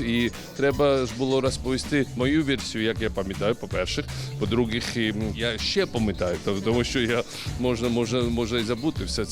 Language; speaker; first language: Ukrainian; non-native, learner; Georgian